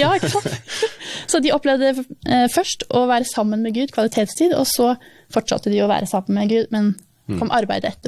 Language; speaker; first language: Norwegian; native; Norwegian